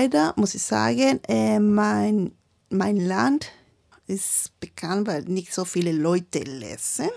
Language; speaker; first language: German; non-native, learner; Spanish